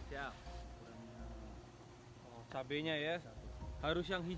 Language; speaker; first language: Indonesian; native; Indonesian